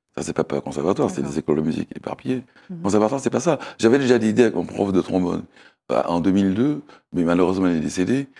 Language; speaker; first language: French; native; French